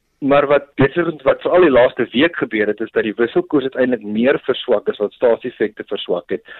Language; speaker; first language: Afrikaans; native; Afrikaans